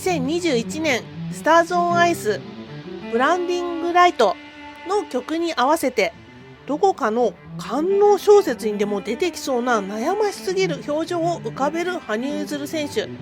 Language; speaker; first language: Japanese; native; Japanese